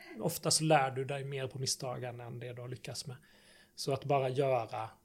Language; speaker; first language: Swedish; native; Swedish